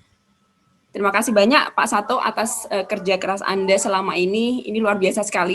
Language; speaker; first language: Indonesian; native; Indonesian